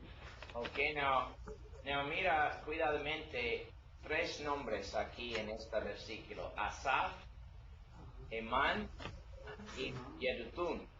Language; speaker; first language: Spanish; non-native, learner; English